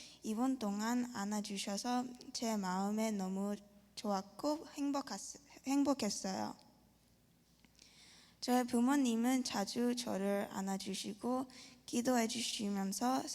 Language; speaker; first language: Korean; early bilingual, heritage; Korean